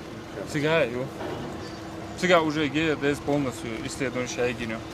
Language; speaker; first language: Russian; non-native, local second language; Chechen